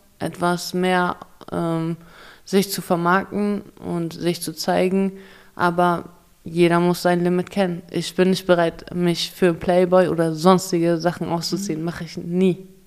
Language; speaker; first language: German; early bilingual, other home language; Russian